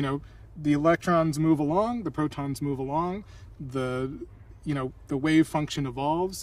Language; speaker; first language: English; native; English